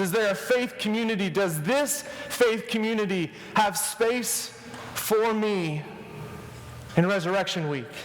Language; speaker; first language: English; native; English